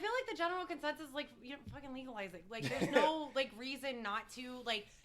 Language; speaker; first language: English; native; English